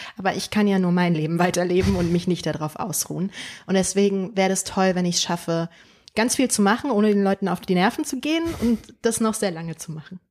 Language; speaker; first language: German; early bilingual, other home language; Polish